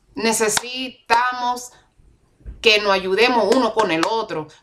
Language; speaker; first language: Spanish; early bilingual, heritage; Spanish